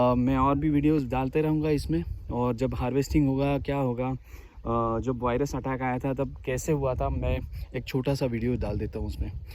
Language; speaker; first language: Hindi; non-native, local second language; Marathi